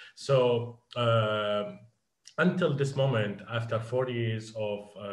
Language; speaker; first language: English; non-native, fluent; Arabic